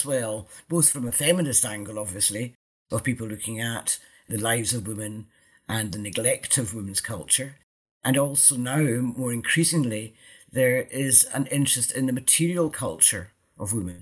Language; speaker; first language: English; native; English